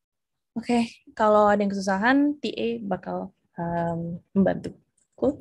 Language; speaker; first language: Indonesian; native; Indonesian